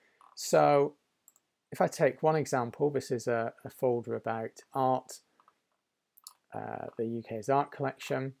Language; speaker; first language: English; native; English